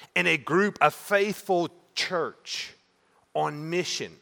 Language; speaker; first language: English; native; English